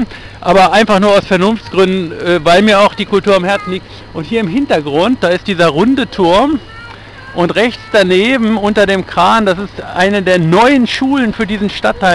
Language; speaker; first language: German; native; German